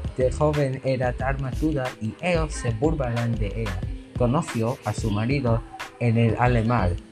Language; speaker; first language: Spanish; non-native, learner; English